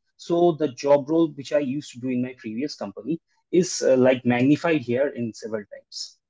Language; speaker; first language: English; non-native, local second language; Bangla